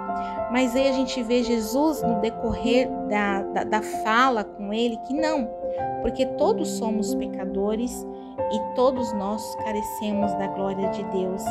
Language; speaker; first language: Portuguese; native; Portuguese